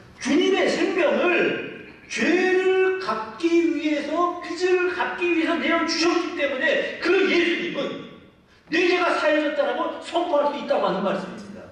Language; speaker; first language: Korean; native; Korean